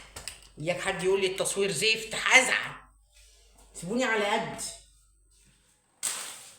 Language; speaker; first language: Arabic; native; Arabic